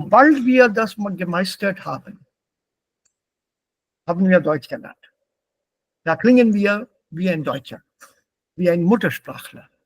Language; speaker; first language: German; non-native, fluent; Hindi